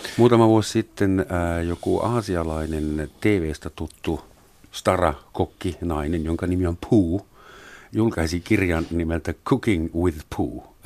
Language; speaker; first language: Finnish; non-native, fluent; German